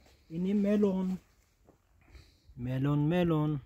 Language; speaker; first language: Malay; non-native, learner; Turkish